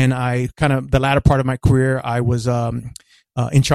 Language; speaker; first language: English; early bilingual, other home language; Spanish